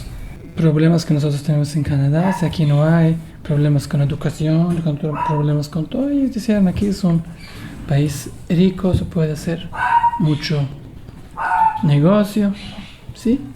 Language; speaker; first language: Spanish; non-native, learner; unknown